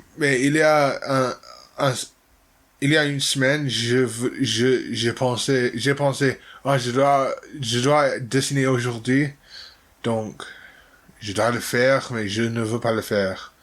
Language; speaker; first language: French; non-native, learner; English